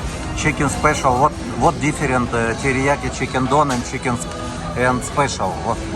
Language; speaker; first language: English; non-native, learner; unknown